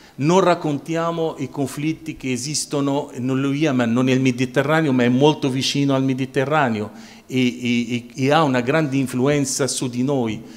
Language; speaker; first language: Italian; non-native, fluent; Arabic